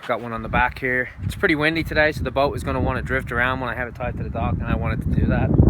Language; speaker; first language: English; native; English